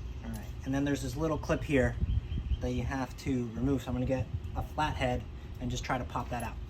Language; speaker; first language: English; native; English